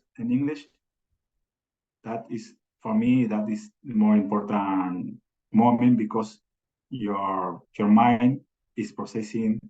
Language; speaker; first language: English; non-native, learner; Spanish